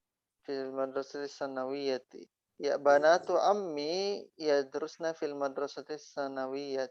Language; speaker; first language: Arabic; non-native, fluent; Indonesian